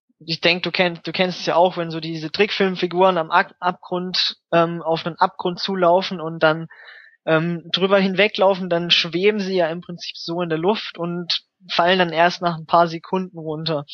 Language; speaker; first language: German; native; German